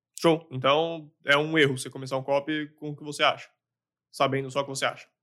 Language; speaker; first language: Portuguese; native; Portuguese